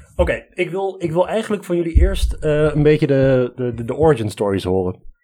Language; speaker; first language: Dutch; early bilingual, other home language; Armenian